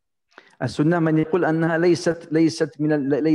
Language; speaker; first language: Arabic; native; Arabic